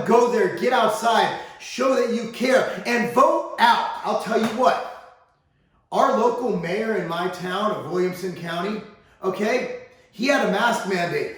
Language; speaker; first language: English; native; English